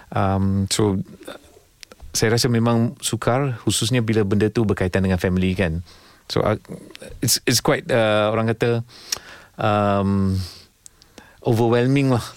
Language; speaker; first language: Malay; non-native, local second language; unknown